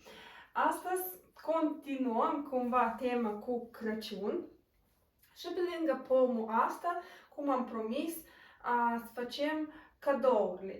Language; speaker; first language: Romanian; non-native, local second language; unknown